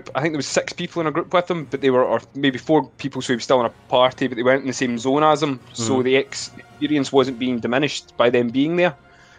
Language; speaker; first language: English; native; English